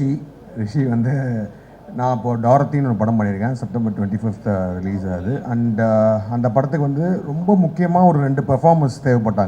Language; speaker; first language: Tamil; native; Tamil